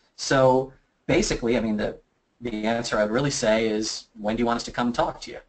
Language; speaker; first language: English; native; English